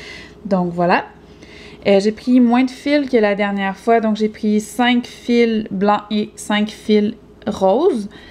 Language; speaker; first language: French; native; French